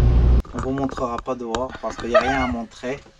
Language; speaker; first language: French; native; French